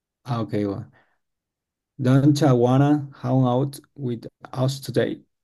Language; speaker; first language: English; non-native, learner; Spanish